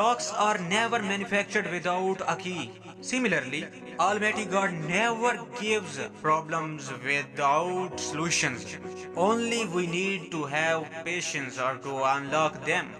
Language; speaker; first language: English; non-native, local second language; Urdu